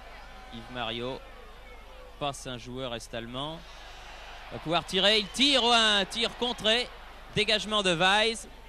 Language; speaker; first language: French; native; French